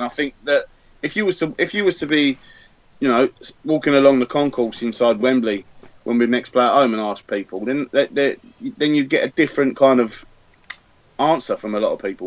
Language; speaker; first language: English; native; English